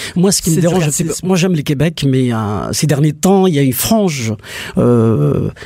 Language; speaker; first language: French; non-native, local second language; Kabyle